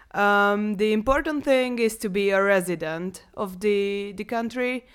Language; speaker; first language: English; non-native, fluent; Hungarian